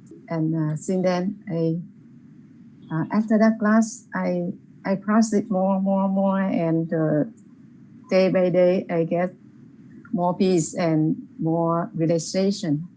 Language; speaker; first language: English; non-native, learner; Vietnamese